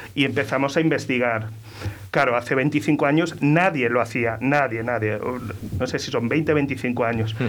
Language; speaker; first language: Spanish; native; Spanish